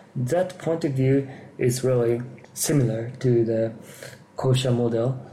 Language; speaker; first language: English; non-native, fluent; Japanese